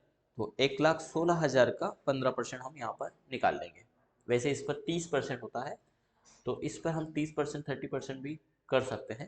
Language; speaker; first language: Hindi; native; Hindi